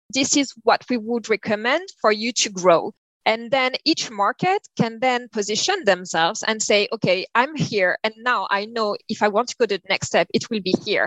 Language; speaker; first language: English; non-native, fluent; French